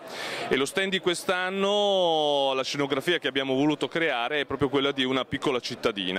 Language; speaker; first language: Italian; native; Italian